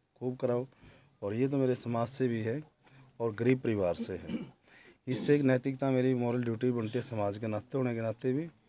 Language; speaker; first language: Hindi; native; Hindi